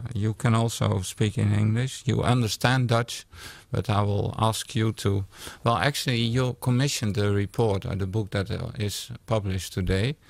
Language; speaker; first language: English; non-native, fluent; Dutch